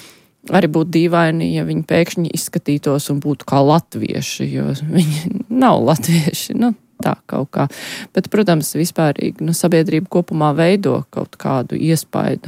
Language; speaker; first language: Latvian; native; Latvian